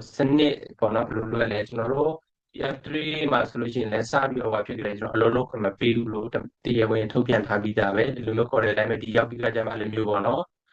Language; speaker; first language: Burmese; native; Burmese